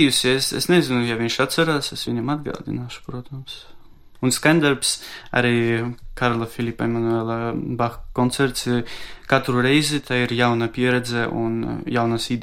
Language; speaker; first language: Latvian; non-native, local second language; Russian